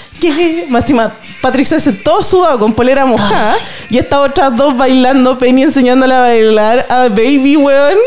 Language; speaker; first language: Spanish; native; Spanish